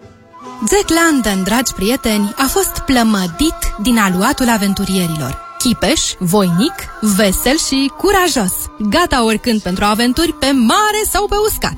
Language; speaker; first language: Romanian; native; Romanian